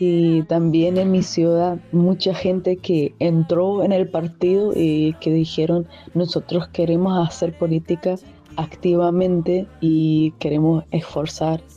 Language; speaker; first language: Spanish; non-native, fluent; German